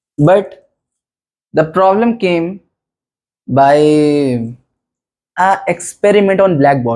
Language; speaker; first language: English; non-native, local second language; Hindi